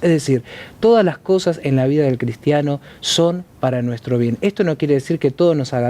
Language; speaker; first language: Spanish; native; Spanish